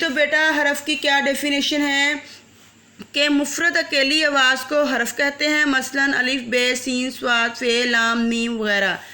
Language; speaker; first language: Urdu; native; Urdu